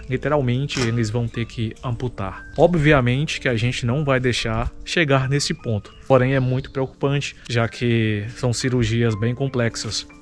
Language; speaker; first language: Portuguese; native; Portuguese